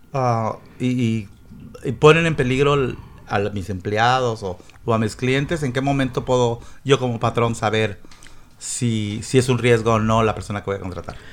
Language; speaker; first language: Spanish; native; Spanish